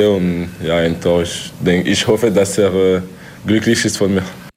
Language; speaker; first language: German; non-native, local second language; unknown